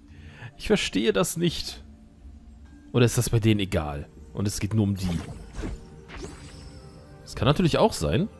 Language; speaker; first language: German; native; German